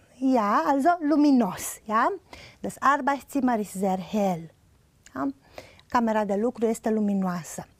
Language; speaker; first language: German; non-native, fluent; Romanian